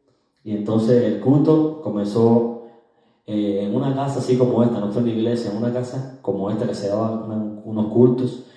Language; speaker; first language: Spanish; native; Spanish